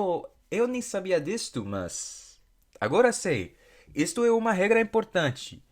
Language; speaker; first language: Portuguese; non-native, fluent; English